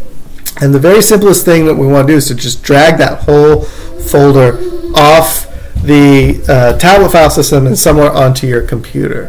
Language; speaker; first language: English; native; English